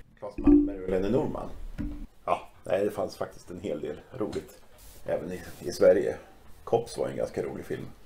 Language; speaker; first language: Swedish; native; Swedish